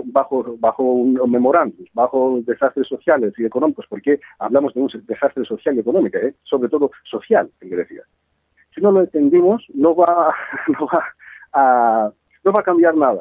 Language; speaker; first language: Spanish; non-native, fluent; Greek